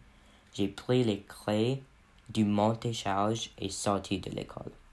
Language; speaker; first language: French; non-native, learner; English